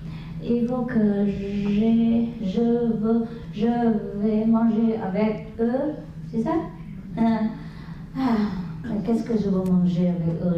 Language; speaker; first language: French; non-native, learner; Vietnamese